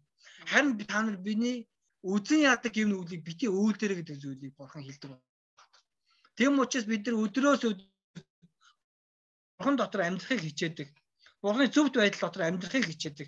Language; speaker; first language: Mongolian; non-native, fluent; Korean